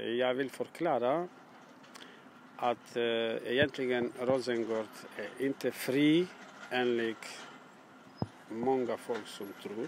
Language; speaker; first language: Swedish; non-native, learner; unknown